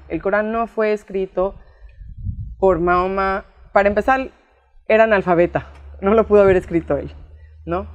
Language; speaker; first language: Spanish; native; Spanish